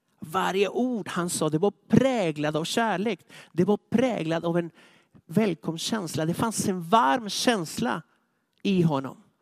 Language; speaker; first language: Swedish; non-native, fluent; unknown